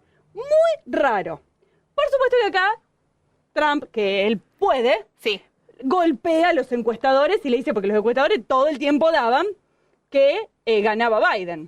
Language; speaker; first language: Spanish; native; Spanish